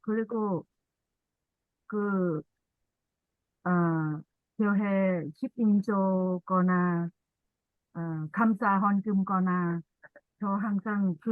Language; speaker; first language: Korean; non-native, learner; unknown